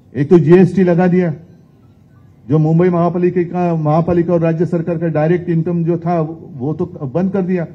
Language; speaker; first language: Hindi; non-native, local second language; Marathi